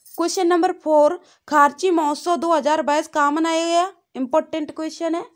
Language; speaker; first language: Hindi; native; Hindi